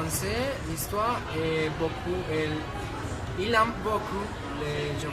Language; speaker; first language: French; non-native, learner; Spanish